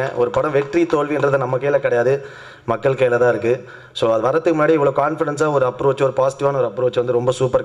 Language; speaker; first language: Tamil; native; Tamil